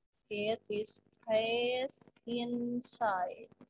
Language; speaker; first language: English; non-native, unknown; Indonesian